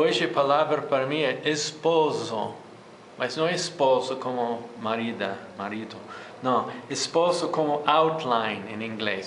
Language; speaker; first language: Portuguese; non-native, fluent; English